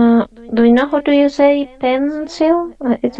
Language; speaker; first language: English; non-native, fluent; Spanish